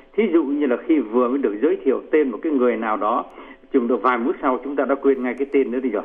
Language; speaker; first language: Vietnamese; native; Vietnamese